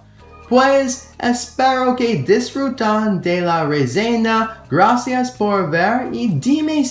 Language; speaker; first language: Spanish; non-native, learner; English